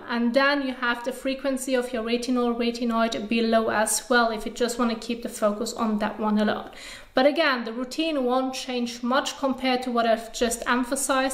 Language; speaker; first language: English; non-native, fluent; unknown